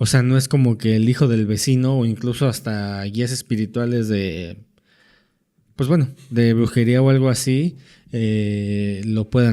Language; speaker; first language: Spanish; native; Spanish